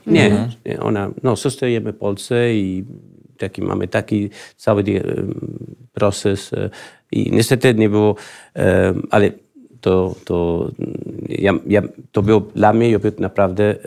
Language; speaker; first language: Polish; non-native, learner; Spanish